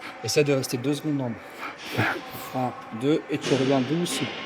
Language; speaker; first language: French; native; French